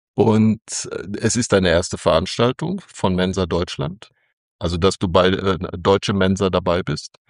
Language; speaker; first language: German; native; German